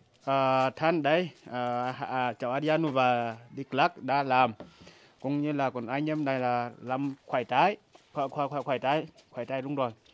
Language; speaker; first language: Vietnamese; non-native, fluent; Portuguese